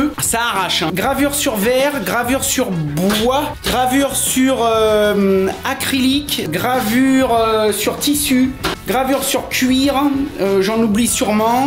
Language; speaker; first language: French; native; French